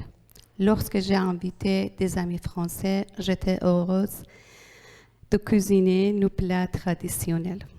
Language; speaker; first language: French; non-native, learner; Persian